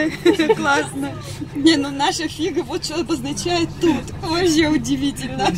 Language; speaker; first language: Russian; native; Russian